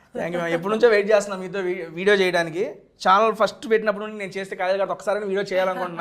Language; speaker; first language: Telugu; native; Telugu